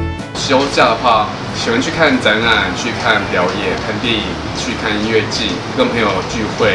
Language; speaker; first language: Chinese; native; Chinese